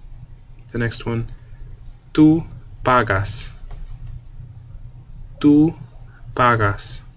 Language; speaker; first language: Spanish; non-native, fluent; English